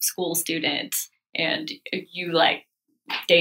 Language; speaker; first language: English; native; English